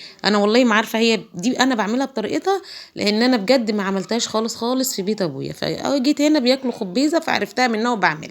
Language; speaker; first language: Arabic; native; Arabic